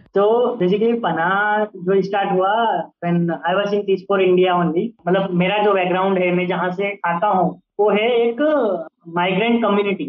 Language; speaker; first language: Hindi; early bilingual, other home language; Nepali